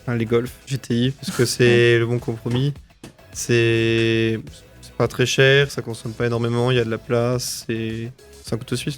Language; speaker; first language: French; native; French